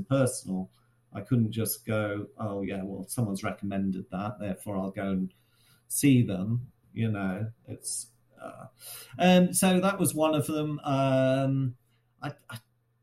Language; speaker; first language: English; native; English